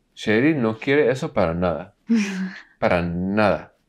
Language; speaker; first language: Spanish; non-native, learner; English